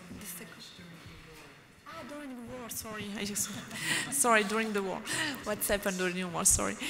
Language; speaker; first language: English; non-native, learner; French